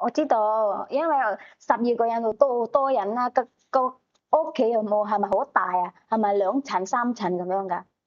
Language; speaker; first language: Cantonese; native; Cantonese